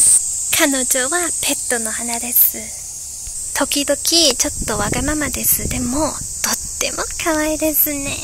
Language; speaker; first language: Japanese; non-native, learner; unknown